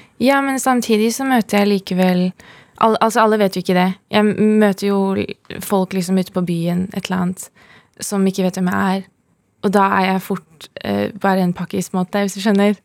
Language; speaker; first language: Norwegian; early bilingual, other home language; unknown